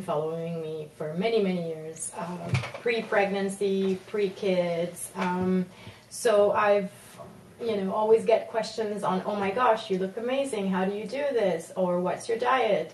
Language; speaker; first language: English; non-native, fluent; French